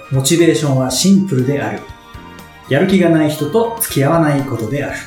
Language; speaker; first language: Japanese; native; Japanese